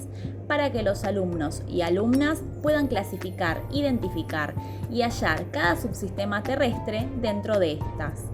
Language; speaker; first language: Spanish; native; Spanish